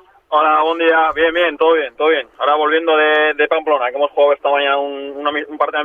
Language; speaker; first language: Spanish; native; Spanish